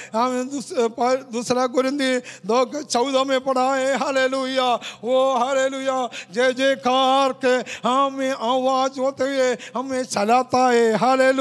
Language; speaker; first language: Hindi; non-native, local second language; Malayalam